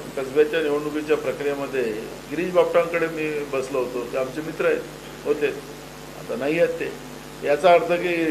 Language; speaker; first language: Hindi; non-native, local second language; Marathi